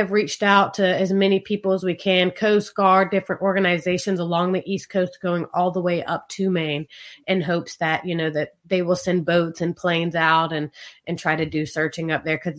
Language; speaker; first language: English; native; English